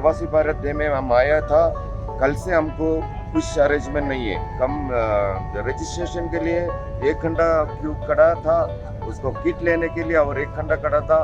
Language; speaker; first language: Hindi; early bilingual, heritage; Hindi